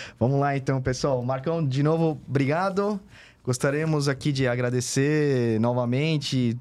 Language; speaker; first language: Portuguese; native; Portuguese